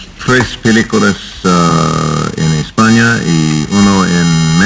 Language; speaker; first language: Spanish; non-native, learner; English